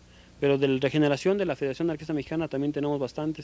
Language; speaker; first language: Spanish; native; Spanish